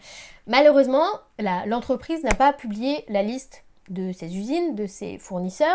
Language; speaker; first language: French; native; French